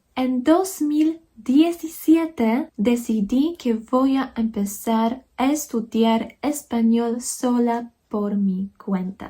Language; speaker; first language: Spanish; non-native, fluent; Polish